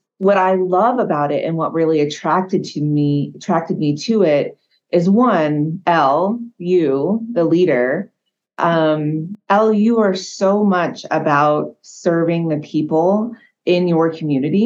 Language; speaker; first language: English; native; English